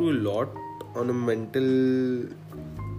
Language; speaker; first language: English; non-native, local second language; Hindi